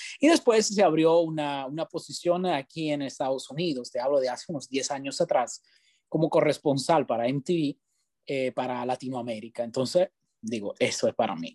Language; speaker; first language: Spanish; non-native, fluent; Italian